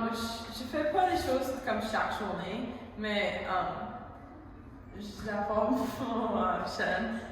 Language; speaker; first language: French; non-native, local second language; English